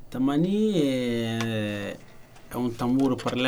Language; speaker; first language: Italian; non-native, learner; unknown